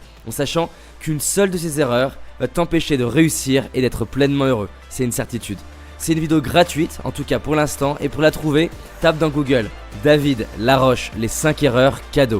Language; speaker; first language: French; native; French